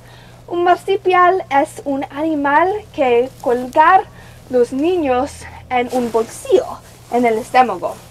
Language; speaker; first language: Spanish; non-native, learner; English